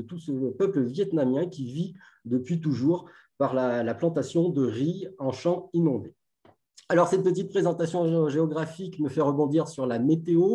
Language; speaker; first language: French; native; French